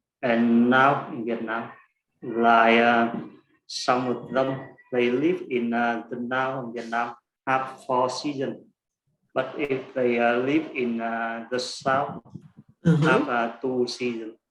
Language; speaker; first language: English; non-native, learner; Vietnamese